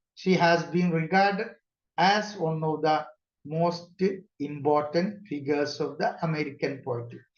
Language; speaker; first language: English; non-native, local second language; Malayalam